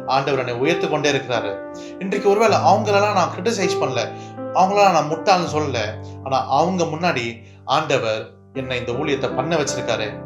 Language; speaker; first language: Tamil; early bilingual, heritage; Tamil